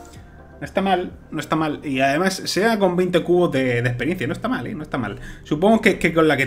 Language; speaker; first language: Spanish; native; Spanish